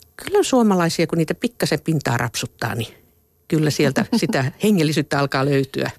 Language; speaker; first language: Finnish; native; Finnish